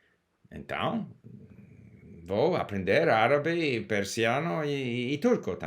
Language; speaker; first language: Portuguese; non-native, learner; English